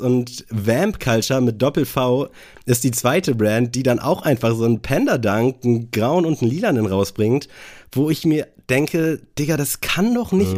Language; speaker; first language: German; native; German